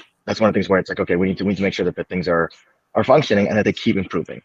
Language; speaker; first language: English; native; English